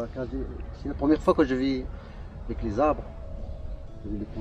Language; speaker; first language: French; non-native, learner; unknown